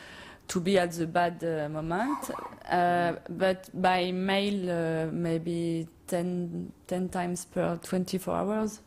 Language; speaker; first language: English; non-native, learner; French